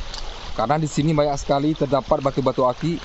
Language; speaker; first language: Indonesian; non-native, local second language; Achinese